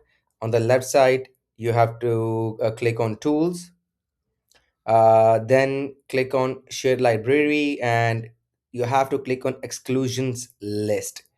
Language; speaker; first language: English; non-native, local second language; Urdu